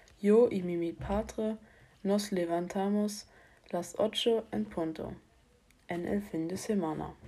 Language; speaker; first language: Spanish; non-native, learner; German